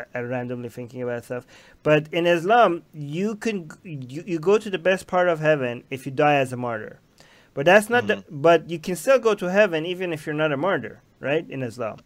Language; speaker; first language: English; non-native, fluent; Persian